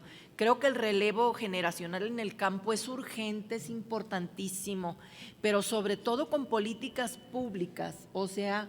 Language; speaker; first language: Spanish; native; Spanish